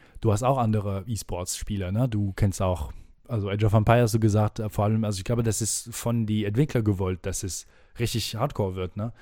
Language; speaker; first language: German; non-native, fluent; French